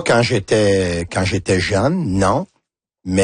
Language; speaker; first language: French; non-native, local second language; Italian